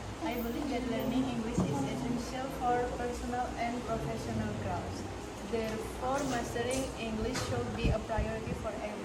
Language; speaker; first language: English; non-native, learner; Indonesian